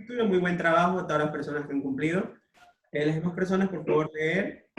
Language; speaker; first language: Spanish; native; Spanish